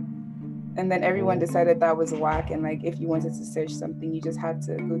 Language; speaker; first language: English; non-native, local second language; Akan